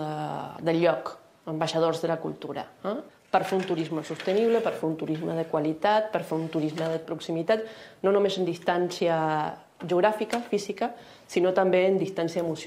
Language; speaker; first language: Catalan; native; Catalan